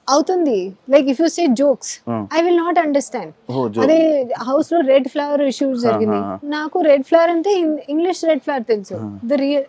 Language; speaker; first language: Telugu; non-native, learner; Hindi